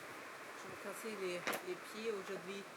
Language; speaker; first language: French; non-native, fluent; German